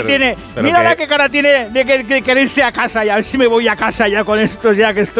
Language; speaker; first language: Spanish; native; Spanish